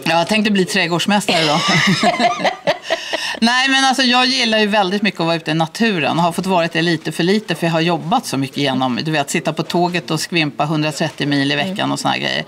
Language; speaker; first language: Swedish; native; Swedish